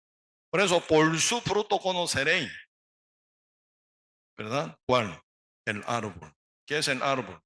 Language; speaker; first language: Spanish; non-native, learner; Korean